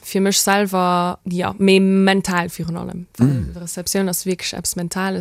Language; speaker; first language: Luxembourgish; early bilingual, heritage; Luxembourgish